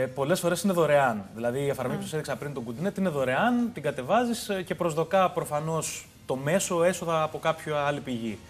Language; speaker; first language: Greek; native; Greek